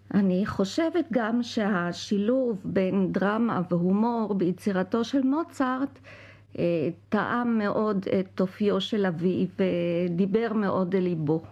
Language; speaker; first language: Hebrew; native; Hebrew